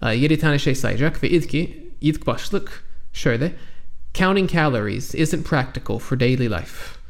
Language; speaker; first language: Turkish; non-native, fluent; English